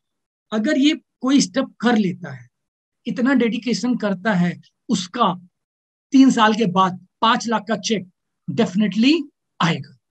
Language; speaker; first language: Hindi; native; Hindi